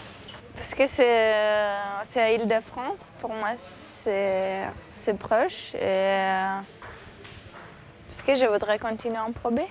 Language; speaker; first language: French; non-native, fluent; Lithuanian